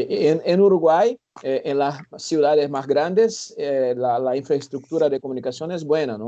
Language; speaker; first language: Spanish; non-native, fluent; Portuguese